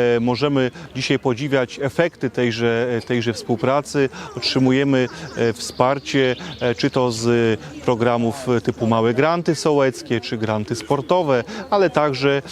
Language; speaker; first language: Polish; native; Polish